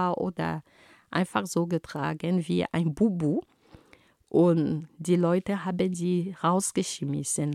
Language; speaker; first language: German; non-native, fluent; Ghomala